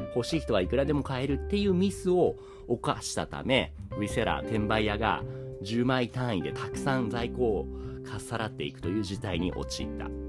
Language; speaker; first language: Japanese; native; Japanese